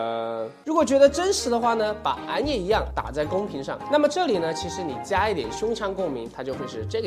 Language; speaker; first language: Chinese; native; Chinese